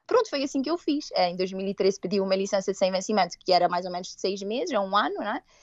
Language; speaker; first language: Portuguese; native; Portuguese